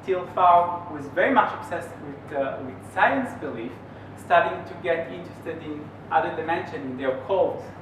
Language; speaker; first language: English; non-native, fluent; Hebrew